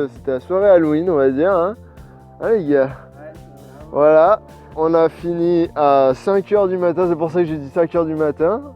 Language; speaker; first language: French; native; French